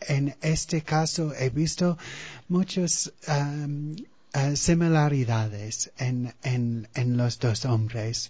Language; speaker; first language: Spanish; non-native, fluent; English